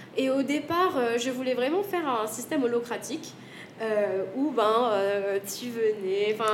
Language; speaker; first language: French; native; French